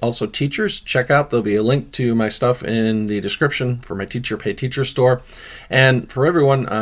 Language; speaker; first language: English; native; English